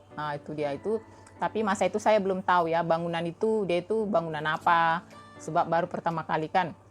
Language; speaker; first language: Indonesian; native; Indonesian